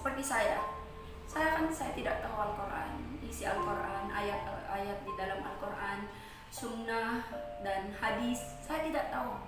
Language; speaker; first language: Indonesian; non-native, fluent; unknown